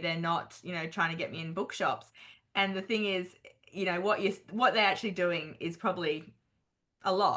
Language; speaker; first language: English; native; English